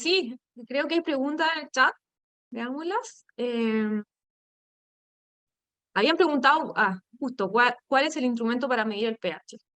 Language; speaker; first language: Spanish; native; Spanish